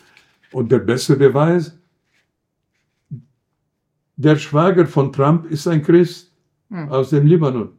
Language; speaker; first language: German; non-native, fluent; Arabic